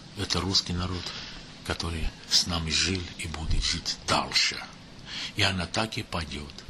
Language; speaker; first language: Russian; non-native, local second language; Armenian